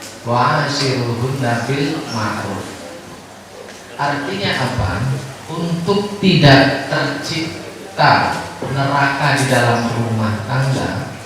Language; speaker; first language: Indonesian; non-native, local second language; Javanese